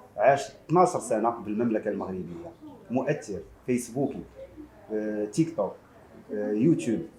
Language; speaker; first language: Arabic; native; Arabic